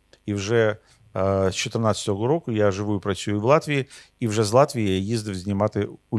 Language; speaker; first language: Ukrainian; non-native, local second language; Russian